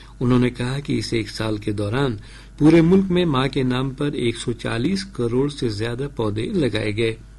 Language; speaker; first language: Urdu; native; Urdu